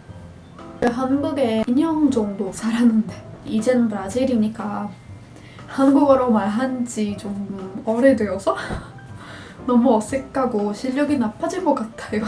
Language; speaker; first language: Korean; non-native, fluent; Portuguese